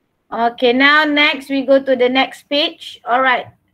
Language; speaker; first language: English; non-native, local second language; Malay